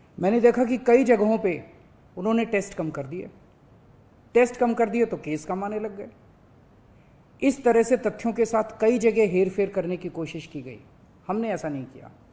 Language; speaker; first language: Hindi; native; Hindi